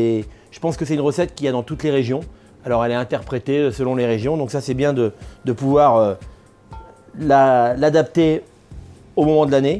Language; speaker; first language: French; native; French